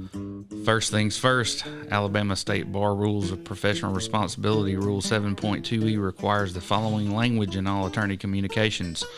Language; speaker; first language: English; native; English